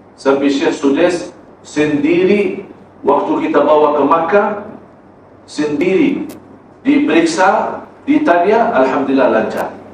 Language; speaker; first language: Malay; non-native, fluent; Arabic